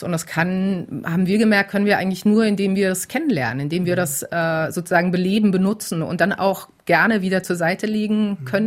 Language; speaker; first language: German; native; German